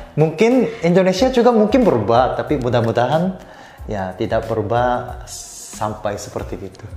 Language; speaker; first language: Indonesian; non-native, fluent; Korean